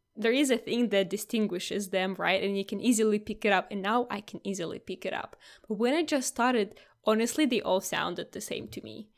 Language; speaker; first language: English; non-native, fluent; Russian